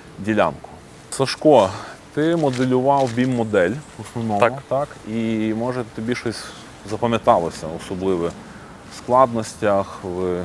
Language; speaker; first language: Ukrainian; native; Ukrainian